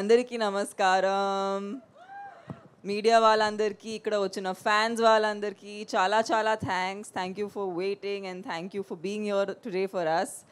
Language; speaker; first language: Telugu; non-native, fluent; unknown